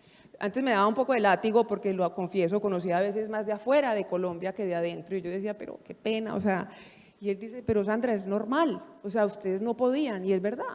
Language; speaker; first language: Spanish; native; Spanish